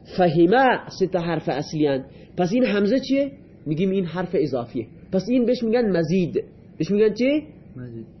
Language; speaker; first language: Persian; non-native, local second language; Baluchi